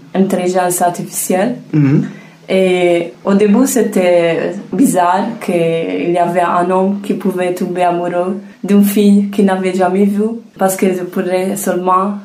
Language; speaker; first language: French; non-native, fluent; Italian